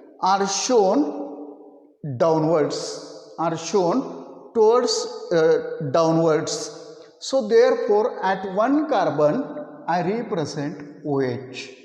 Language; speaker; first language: English; non-native, local second language; Marathi